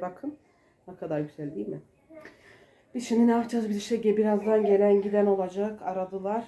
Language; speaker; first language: Turkish; early bilingual, heritage; Turkish